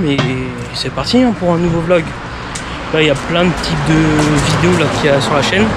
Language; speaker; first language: French; native; French